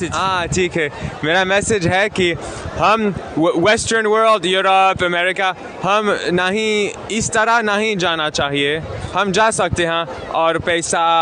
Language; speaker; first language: Hindi; non-native, learner; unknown